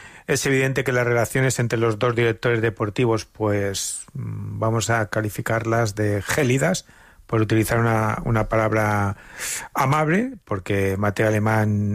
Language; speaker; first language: Spanish; native; Spanish